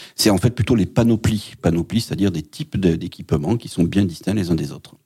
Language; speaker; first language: French; native; French